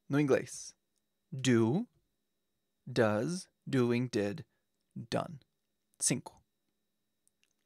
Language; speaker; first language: Portuguese; non-native, fluent; English